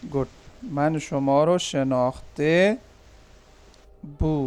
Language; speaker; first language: Persian; non-native, learner; Urdu